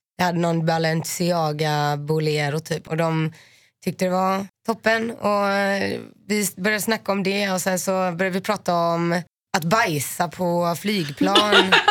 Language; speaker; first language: Swedish; native; Swedish